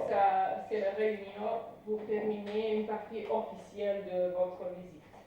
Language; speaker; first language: French; non-native, fluent; Serbian